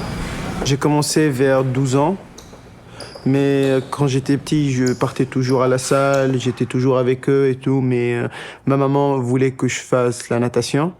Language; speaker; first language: French; non-native, local second language; Arabic